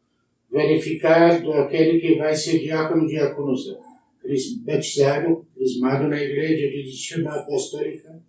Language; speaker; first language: Portuguese; non-native, learner; Arabic